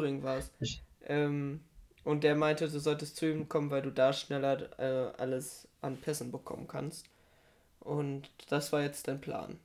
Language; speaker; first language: German; native; German